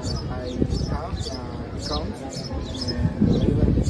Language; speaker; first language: English; non-native, learner; Spanish